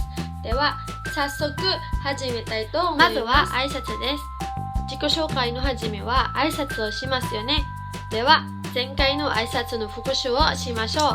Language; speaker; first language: Japanese; non-native, fluent; Filipino